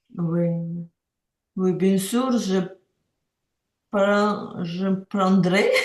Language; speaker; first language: French; non-native, learner; Ukrainian